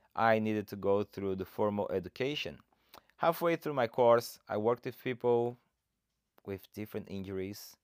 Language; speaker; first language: English; non-native, fluent; Portuguese